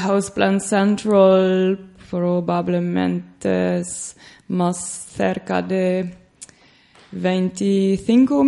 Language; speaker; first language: Spanish; non-native, learner; Dutch